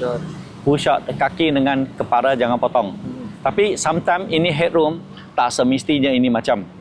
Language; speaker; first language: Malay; non-native, local second language; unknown